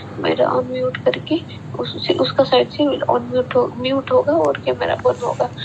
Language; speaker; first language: Hindi; non-native, local second language; Santali